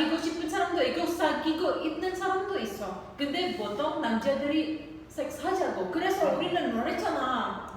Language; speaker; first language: Korean; non-native, learner; Indonesian